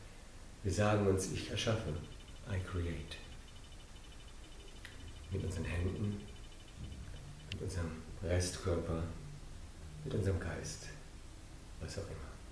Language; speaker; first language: German; non-native, fluent; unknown